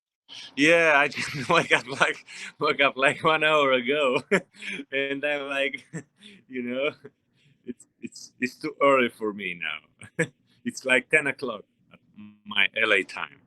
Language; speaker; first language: English; non-native, learner; Romanian